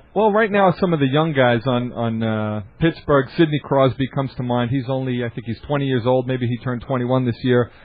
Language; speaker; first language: English; native; English